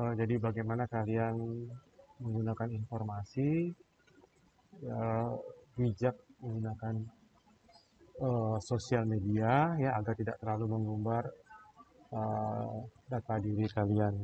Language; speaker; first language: Indonesian; native; Indonesian